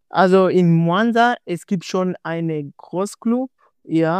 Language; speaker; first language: German; non-native, learner; Swahili